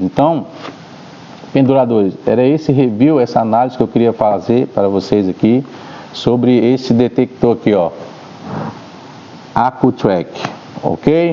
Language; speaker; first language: Portuguese; native; Portuguese